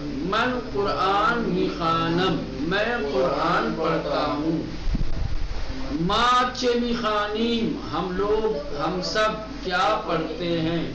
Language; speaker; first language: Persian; non-native, fluent; Urdu